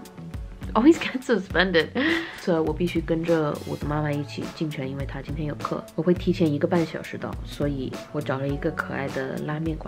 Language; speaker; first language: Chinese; early bilingual, heritage; Chinese